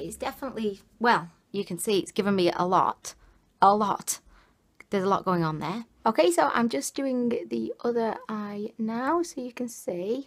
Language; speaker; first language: English; native; English